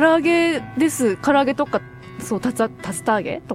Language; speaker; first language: Japanese; native; Japanese